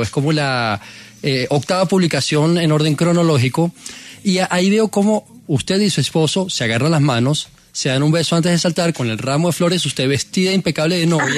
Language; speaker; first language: Spanish; native; Spanish